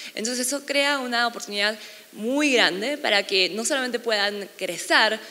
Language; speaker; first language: Spanish; non-native, fluent; Korean